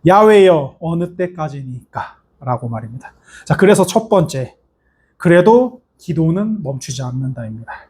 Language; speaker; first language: Korean; native; Korean